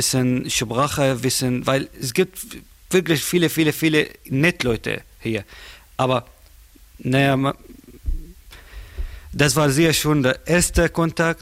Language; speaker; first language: German; non-native, learner; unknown